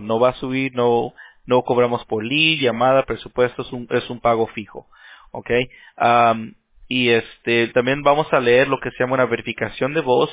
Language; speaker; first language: Spanish; early bilingual, heritage; Spanish